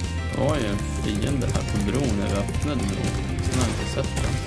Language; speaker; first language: Swedish; native; Swedish